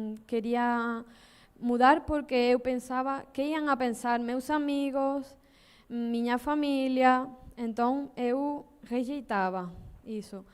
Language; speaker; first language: Portuguese; non-native, learner; Spanish